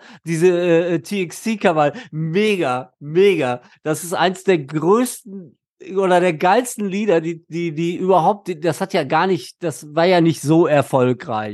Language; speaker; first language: German; native; German